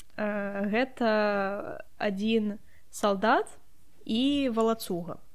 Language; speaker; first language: Belarusian; non-native, local second language; Russian